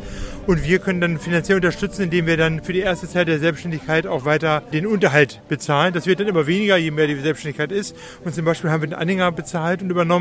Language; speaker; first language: German; native; German